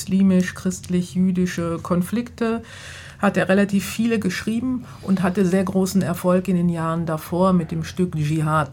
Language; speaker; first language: German; native; German